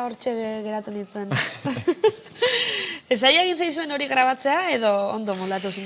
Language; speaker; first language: Basque; native; Basque